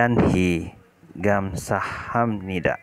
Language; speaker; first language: Korean; non-native, learner; Indonesian